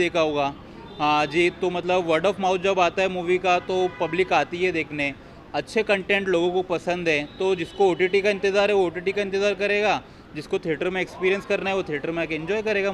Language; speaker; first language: Hindi; native; Hindi